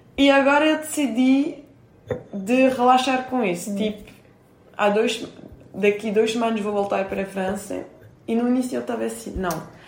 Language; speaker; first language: Portuguese; non-native, fluent; French